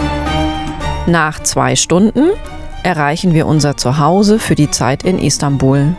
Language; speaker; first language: German; native; German